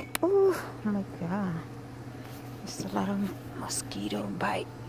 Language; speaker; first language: English; non-native, learner; Spanish